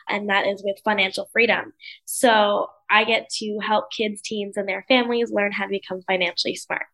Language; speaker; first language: English; native; English